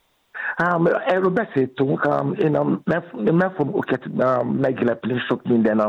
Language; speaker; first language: Hungarian; non-native, learner; Yoruba